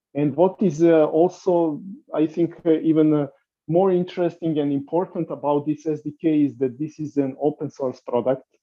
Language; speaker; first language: English; non-native, fluent; Serbian